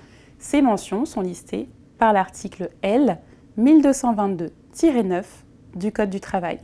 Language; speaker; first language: French; native; French